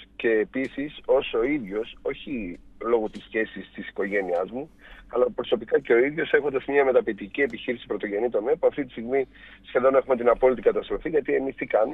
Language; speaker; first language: Greek; native; Greek